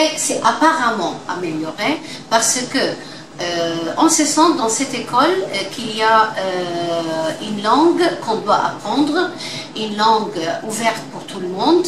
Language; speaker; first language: French; non-native, fluent; Arabic